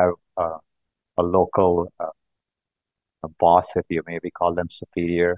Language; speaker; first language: English; non-native, local second language; Konkani